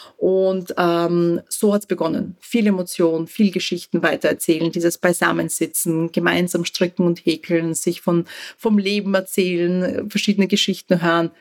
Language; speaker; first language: German; early bilingual, other home language; Russian